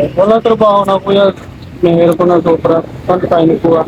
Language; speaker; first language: Filipino; non-native, learner; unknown